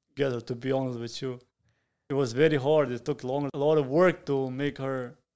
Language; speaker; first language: English; non-native, fluent; Italian